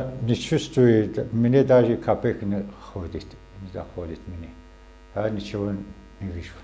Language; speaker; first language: Russian; non-native, local second language; Azerbaijani